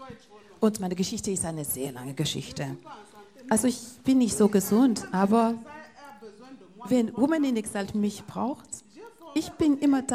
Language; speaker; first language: German; non-native, fluent; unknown